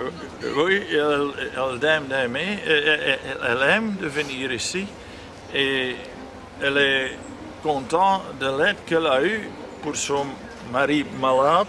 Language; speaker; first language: French; non-native, local second language; Dutch